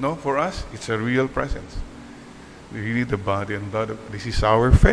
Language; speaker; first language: English; non-native, local second language; Filipino